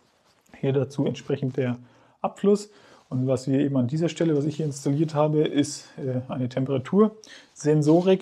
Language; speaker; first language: German; native; German